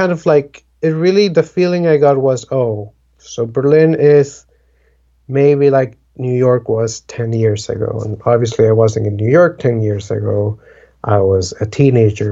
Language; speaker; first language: English; non-native, fluent; Spanish